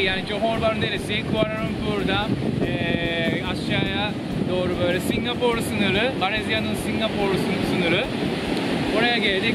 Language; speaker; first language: Turkish; non-native, fluent; Japanese